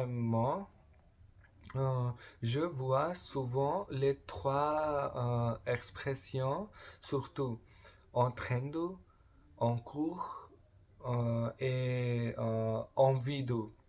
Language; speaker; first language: French; non-native, learner; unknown